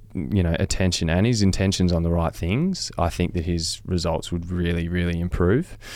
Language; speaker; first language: English; native; English